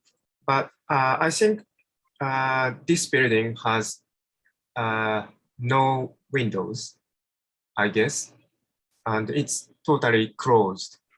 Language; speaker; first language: English; non-native, fluent; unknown